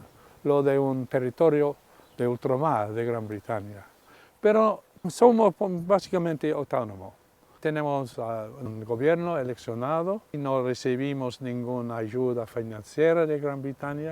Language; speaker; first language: Spanish; non-native, fluent; English